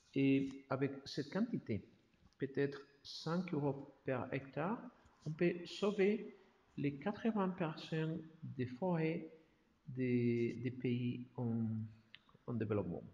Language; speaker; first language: French; non-native, learner; Spanish